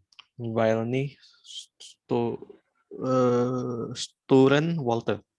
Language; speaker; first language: German; non-native, learner; Indonesian